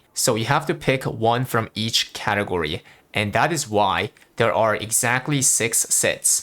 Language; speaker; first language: English; non-native, fluent; Korean